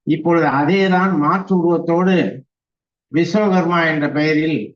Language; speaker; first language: Tamil; native; Tamil